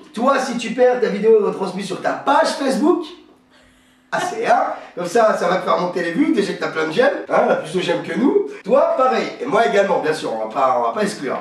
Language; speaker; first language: French; native; French